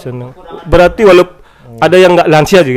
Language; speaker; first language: Indonesian; native; Indonesian